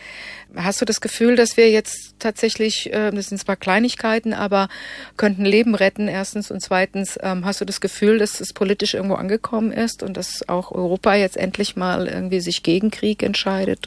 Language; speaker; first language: German; native; German